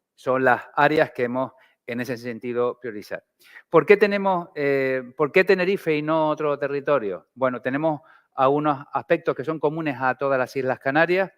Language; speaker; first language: Spanish; native; Spanish